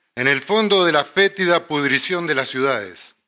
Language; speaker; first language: Spanish; native; Spanish